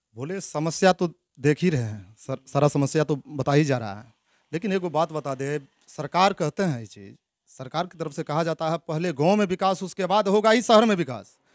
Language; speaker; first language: Hindi; native; Hindi